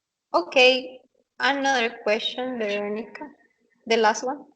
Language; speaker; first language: English; non-native, fluent; Spanish